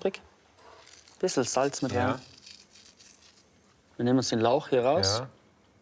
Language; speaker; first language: German; native; German